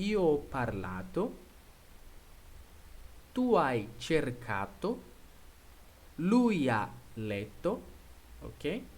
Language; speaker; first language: Italian; non-native, fluent; Portuguese